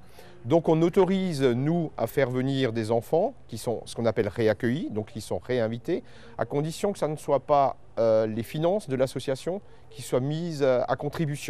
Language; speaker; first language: French; native; French